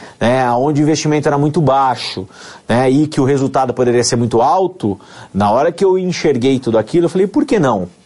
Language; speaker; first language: Portuguese; native; Portuguese